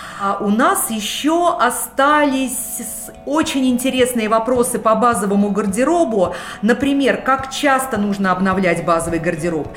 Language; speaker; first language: Russian; native; Russian